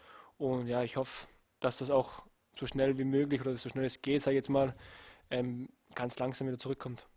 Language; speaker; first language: German; native; German